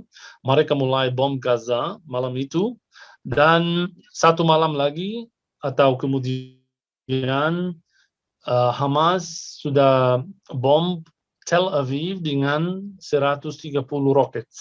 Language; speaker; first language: Indonesian; non-native, fluent; Arabic